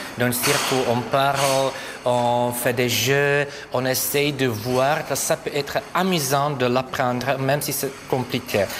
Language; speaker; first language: French; non-native, fluent; Czech